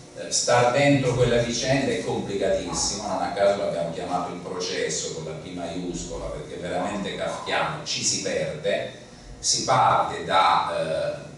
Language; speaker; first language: Italian; native; Italian